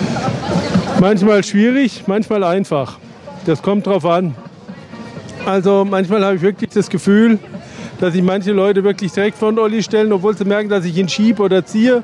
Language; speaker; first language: German; native; German